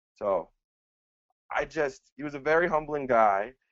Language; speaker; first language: English; early bilingual, other home language; Spanish